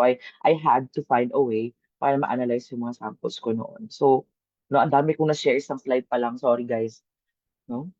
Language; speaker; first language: Filipino; non-native, local second language; Cebuano